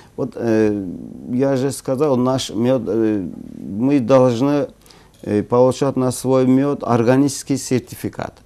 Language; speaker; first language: Russian; non-native, local second language; Azerbaijani